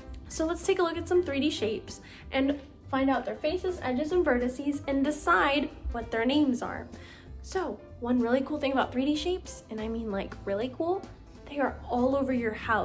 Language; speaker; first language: English; native; English